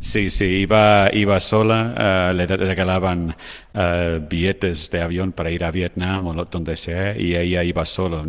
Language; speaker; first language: Spanish; non-native, fluent; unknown